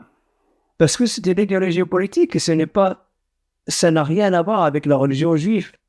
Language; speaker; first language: French; non-native, fluent; Arabic